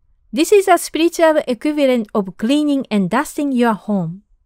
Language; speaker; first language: English; non-native, fluent; Japanese